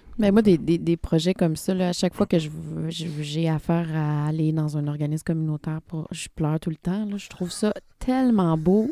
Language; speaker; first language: French; native; French